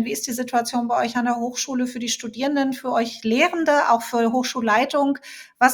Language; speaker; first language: German; native; German